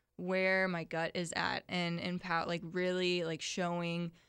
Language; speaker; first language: English; native; English